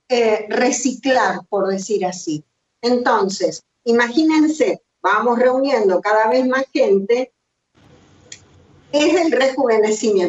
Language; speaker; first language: Spanish; native; Spanish